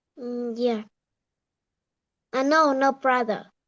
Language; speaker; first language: English; non-native, learner; Vietnamese